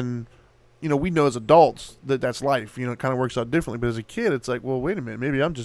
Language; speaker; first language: English; native; English